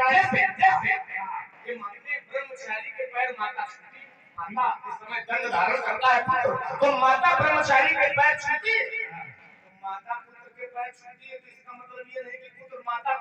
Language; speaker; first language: Hindi; native; Hindi